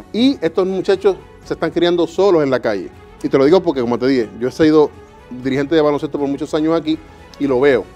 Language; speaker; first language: Spanish; native; Spanish